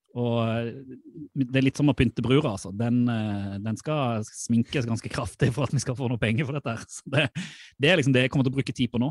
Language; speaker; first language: Norwegian; native; Norwegian